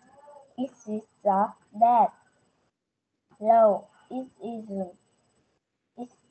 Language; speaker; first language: English; non-native, learner; Vietnamese